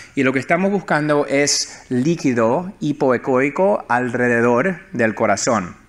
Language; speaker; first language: Spanish; early bilingual, heritage; Spanish